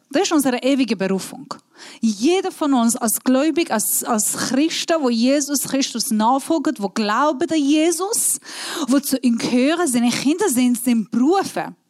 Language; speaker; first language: German; non-native, fluent; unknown